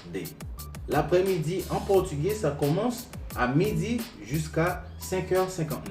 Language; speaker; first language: French; non-native, local second language; Haitian Creole